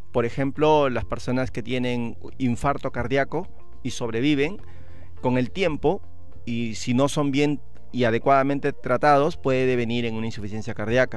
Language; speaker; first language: Spanish; native; Spanish